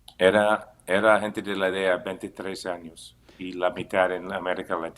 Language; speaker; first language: Spanish; non-native, fluent; English